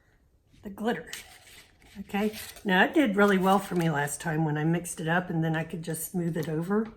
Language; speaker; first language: English; native; English